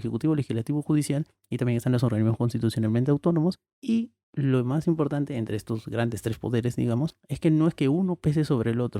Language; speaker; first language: Spanish; native; Spanish